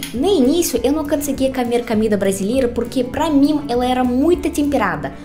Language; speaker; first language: Portuguese; non-native, fluent; Russian